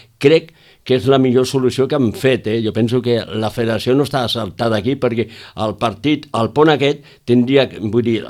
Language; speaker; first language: Catalan; native; Catalan